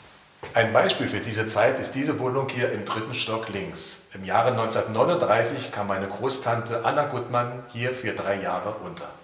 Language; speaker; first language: German; native; German